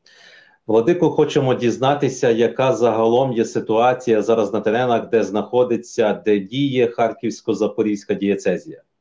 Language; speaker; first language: Ukrainian; native; Ukrainian